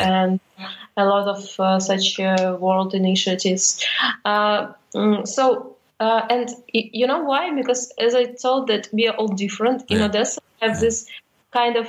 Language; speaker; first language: English; non-native, fluent; Ukrainian